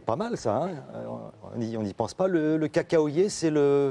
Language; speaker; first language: French; native; French